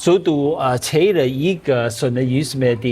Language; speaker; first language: Danish; non-native, learner; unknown